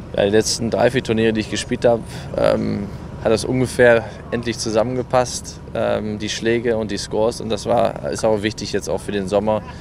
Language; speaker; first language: German; native; German